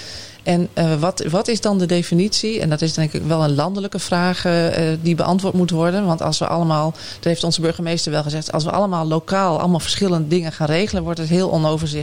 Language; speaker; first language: Dutch; native; Dutch